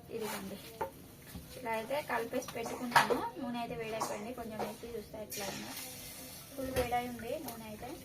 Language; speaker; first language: Telugu; native; Telugu